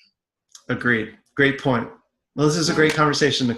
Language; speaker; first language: English; native; English